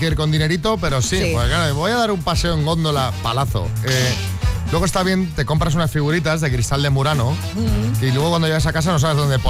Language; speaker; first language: Spanish; native; Spanish